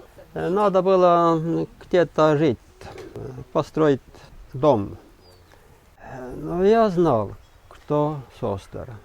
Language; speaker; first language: Russian; non-native, learner; Estonian